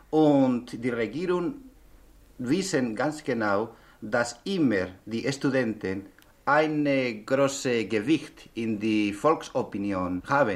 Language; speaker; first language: German; non-native, learner; Spanish